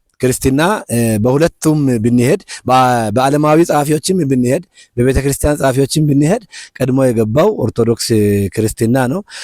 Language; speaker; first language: Amharic; non-native, local second language; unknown